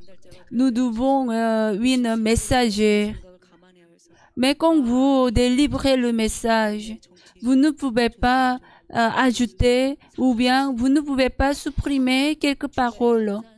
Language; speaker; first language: French; non-native, learner; Korean